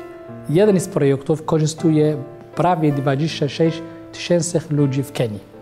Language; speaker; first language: Polish; non-native, learner; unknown